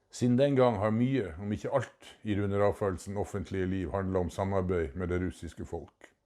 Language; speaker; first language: Norwegian; native; Norwegian